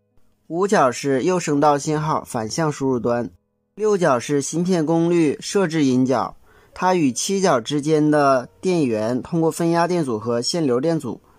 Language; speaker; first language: Chinese; native; Chinese